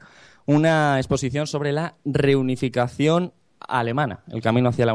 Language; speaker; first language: Spanish; native; Spanish